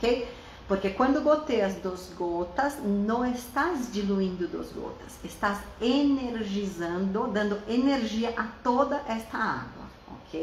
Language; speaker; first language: Spanish; non-native, fluent; Portuguese